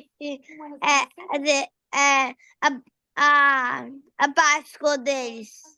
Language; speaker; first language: Portuguese; early bilingual, heritage; Portuguese